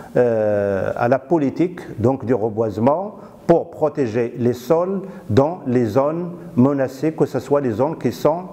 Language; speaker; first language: French; non-native, local second language; Arabic